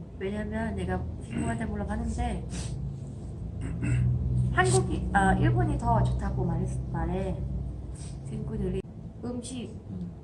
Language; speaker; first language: Korean; non-native, learner; Thai